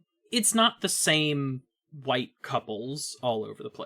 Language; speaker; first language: English; native; English